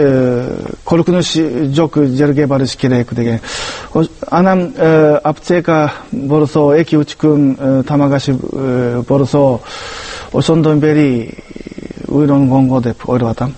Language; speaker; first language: Kyrgyz; non-native, learner; Japanese